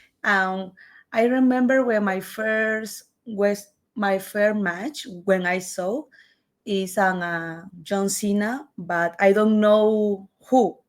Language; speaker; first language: English; non-native, learner; Spanish